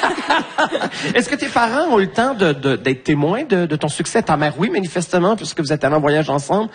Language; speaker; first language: French; native; French